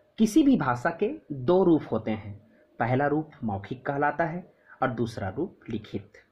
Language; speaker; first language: Hindi; native; Hindi